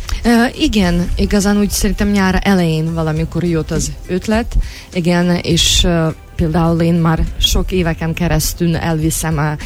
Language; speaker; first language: Hungarian; non-native, learner; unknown